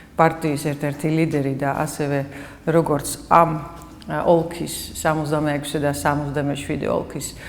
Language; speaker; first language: Georgian; non-native, fluent; Dutch